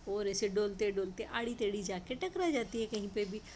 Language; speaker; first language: Hindi; non-native, local second language; Marathi